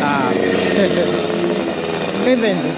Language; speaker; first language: Spanish; non-native, learner; English